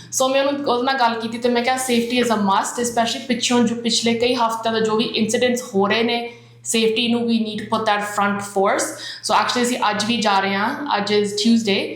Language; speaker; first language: Punjabi; early bilingual, heritage; Punjabi